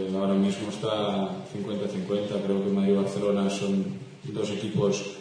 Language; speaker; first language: Spanish; non-native, local second language; Catalan